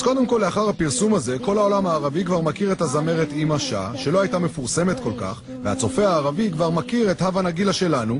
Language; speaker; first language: Hebrew; native; Hebrew